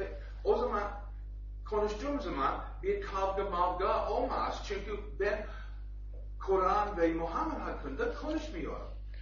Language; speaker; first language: Turkish; non-native, learner; German